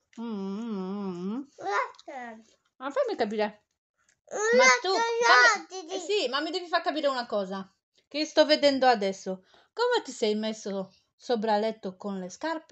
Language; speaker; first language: Italian; non-native, learner; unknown